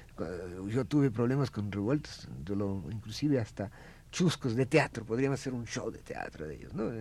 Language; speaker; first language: Spanish; non-native, fluent; Russian